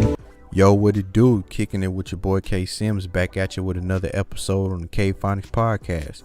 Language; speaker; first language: English; native; English